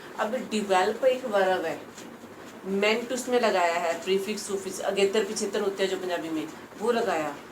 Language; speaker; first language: Hindi; non-native, local second language; Punjabi